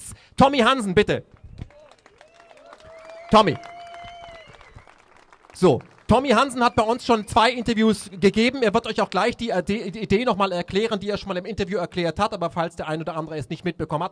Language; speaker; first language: German; native; German